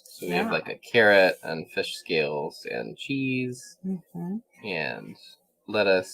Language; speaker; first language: English; native; English